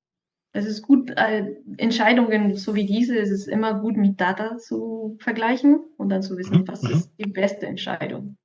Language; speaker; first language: German; non-native, fluent; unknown